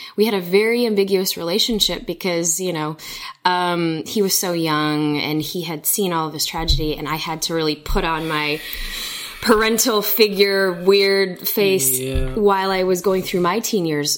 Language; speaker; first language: English; native; English